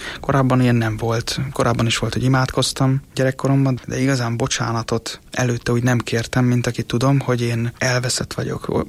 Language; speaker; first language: Hungarian; native; Hungarian